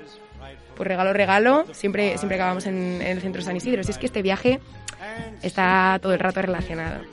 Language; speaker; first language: Spanish; native; Spanish